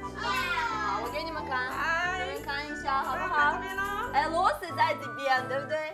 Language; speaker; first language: Chinese; non-native, fluent; Russian